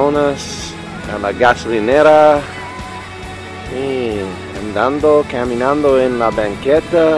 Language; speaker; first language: Spanish; non-native, learner; English